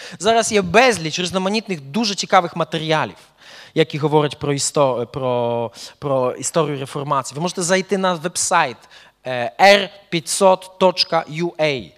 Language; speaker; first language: Ukrainian; early bilingual, heritage; Ukrainian